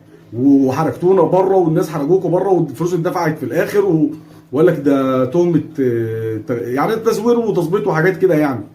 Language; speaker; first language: Arabic; native; Arabic